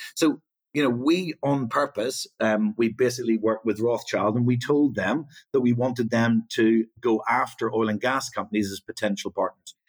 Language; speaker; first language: English; native; English